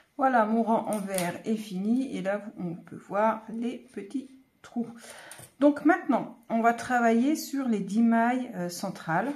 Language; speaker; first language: French; native; French